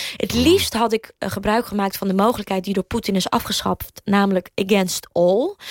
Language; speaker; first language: Dutch; early bilingual, other home language; Russian